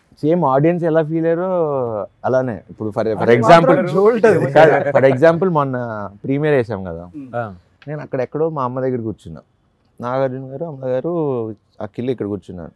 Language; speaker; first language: Telugu; native; Telugu